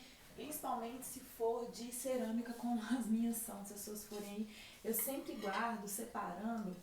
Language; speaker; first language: Portuguese; native; Portuguese